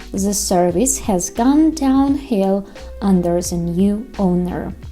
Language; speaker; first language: English; non-native, fluent; Ukrainian